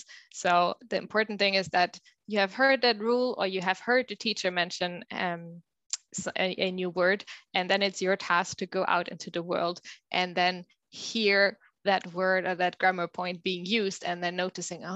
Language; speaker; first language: English; non-native, fluent; German